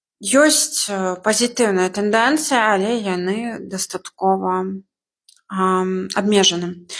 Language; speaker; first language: Belarusian; non-native, local second language; Russian